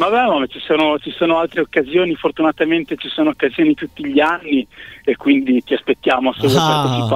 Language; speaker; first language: Italian; native; Italian